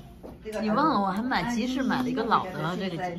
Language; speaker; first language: Chinese; native; Chinese